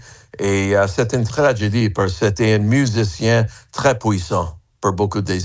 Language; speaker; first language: French; non-native, fluent; English